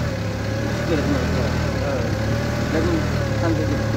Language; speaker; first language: Arabic; non-native, learner; Filipino